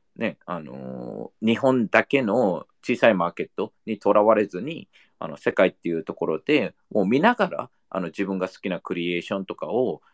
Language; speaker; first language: Japanese; non-native, fluent; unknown